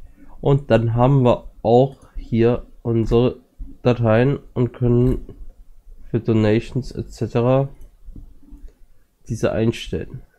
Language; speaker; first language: German; native; German